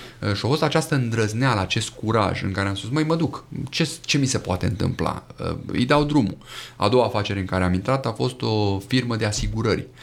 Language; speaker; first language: Romanian; native; Romanian